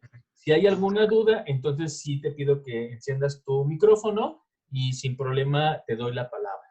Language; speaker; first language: Spanish; native; Spanish